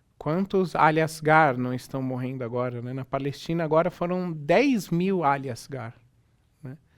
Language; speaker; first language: Portuguese; native; Portuguese